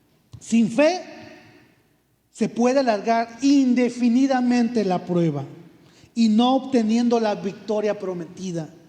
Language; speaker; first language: Spanish; native; Spanish